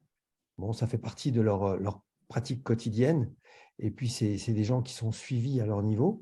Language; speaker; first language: French; native; French